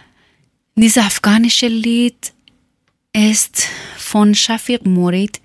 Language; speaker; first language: German; non-native, learner; Persian